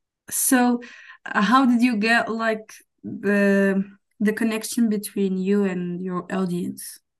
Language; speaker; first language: English; non-native, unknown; Arabic